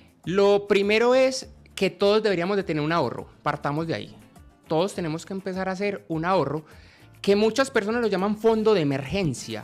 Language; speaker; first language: Spanish; native; Spanish